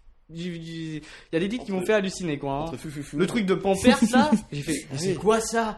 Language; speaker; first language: French; native; French